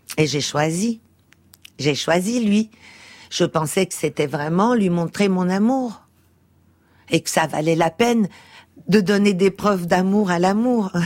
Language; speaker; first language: French; early bilingual, other home language; Portuguese